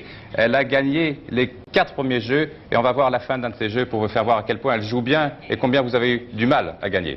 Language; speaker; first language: French; native; French